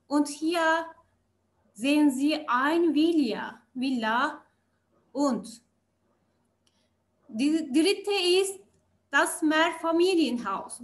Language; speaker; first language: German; non-native, learner; Turkish